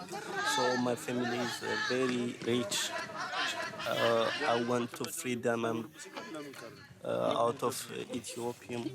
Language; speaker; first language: English; non-native, learner; Amharic